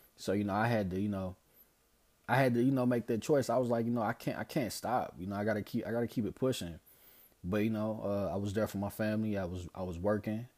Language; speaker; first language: English; native; English